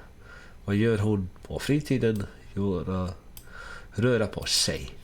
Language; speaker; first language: Swedish; non-native, learner; Dutch